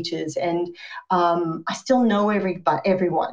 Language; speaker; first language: English; native; English